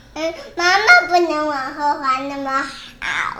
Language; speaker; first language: Chinese; early bilingual, other home language; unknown